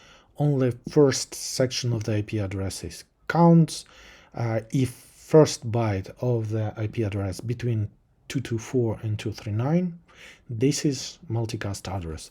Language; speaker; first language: English; non-native, fluent; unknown